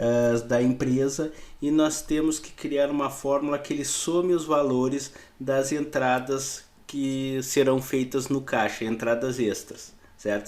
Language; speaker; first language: Portuguese; native; Portuguese